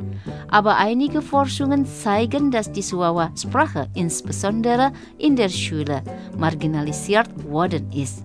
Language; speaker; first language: German; non-native, fluent; Indonesian